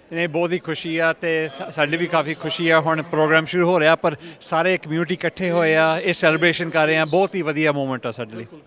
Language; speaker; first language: Punjabi; early bilingual, heritage; Punjabi